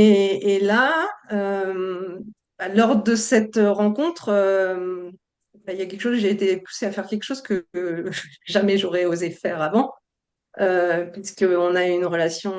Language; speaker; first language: French; native; French